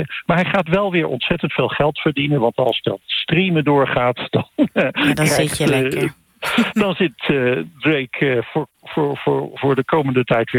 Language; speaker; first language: Dutch; native; Dutch